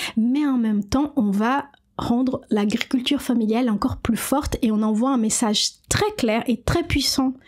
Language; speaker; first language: French; non-native, fluent; Portuguese